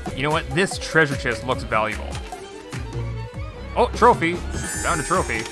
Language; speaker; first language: English; native; English